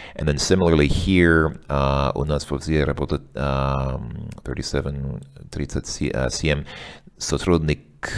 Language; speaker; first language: Russian; non-native, learner; English